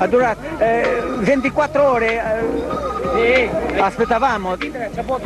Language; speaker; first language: Italian; non-native, learner; Albanian